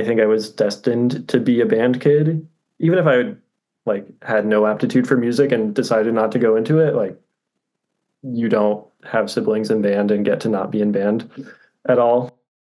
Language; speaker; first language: English; native; English